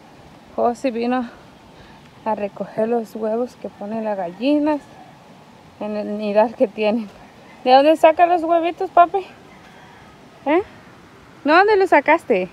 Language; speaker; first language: Spanish; native; Spanish